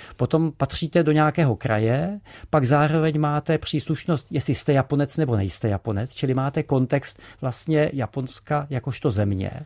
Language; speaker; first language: Czech; native; Czech